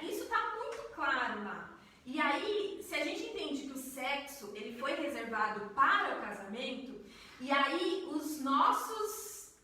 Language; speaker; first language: Portuguese; native; Portuguese